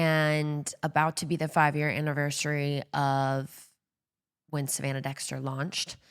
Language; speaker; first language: English; native; English